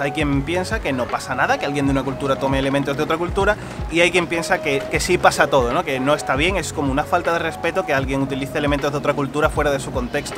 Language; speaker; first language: Spanish; native; Spanish